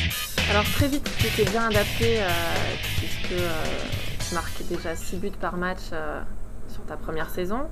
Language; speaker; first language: French; native; French